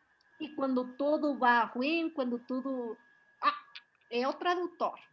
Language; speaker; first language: Portuguese; non-native, learner; Spanish